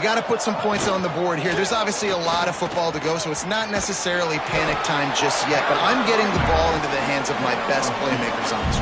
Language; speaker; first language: English; native; English